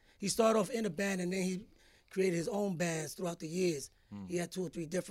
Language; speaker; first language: English; early bilingual, other home language; Spanish